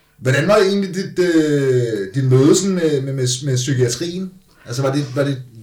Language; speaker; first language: Danish; native; Danish